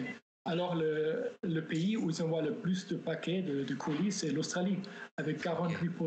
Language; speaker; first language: French; non-native, fluent; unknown